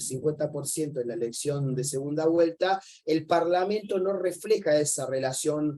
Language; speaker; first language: Spanish; native; Spanish